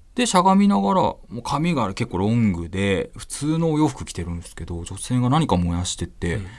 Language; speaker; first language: Japanese; native; Japanese